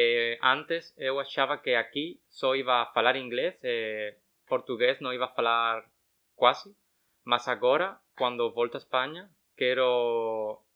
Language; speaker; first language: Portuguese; non-native, learner; Spanish